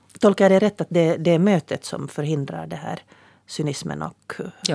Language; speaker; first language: Swedish; native; Swedish